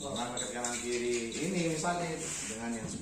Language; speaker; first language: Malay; non-native, local second language; Madurese